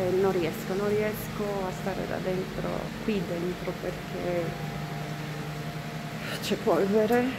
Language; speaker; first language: Italian; non-native, fluent; Portuguese